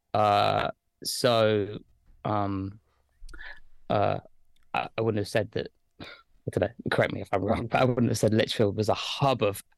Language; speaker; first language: English; native; English